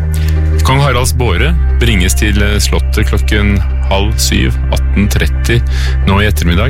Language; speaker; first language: Norwegian; native; Norwegian